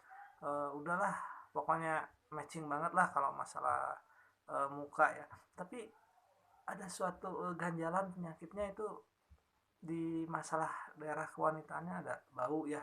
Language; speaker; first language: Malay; non-native, local second language; Sundanese